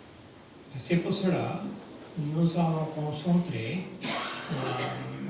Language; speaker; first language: French; non-native, fluent; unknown